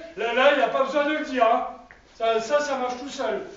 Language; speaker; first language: French; native; French